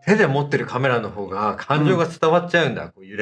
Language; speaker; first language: Japanese; native; Japanese